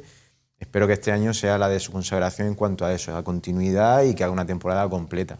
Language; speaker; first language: Spanish; native; Spanish